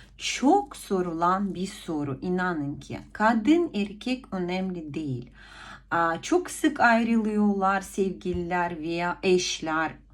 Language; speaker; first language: Turkish; non-native, fluent; Ukrainian